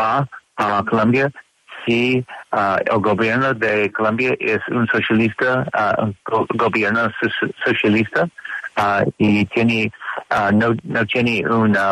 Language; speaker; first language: Spanish; non-native, learner; English